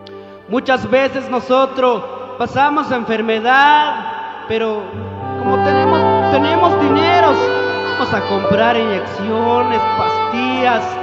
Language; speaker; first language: Spanish; non-native, local second language; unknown